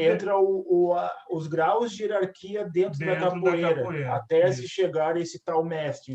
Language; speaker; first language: Portuguese; native; Portuguese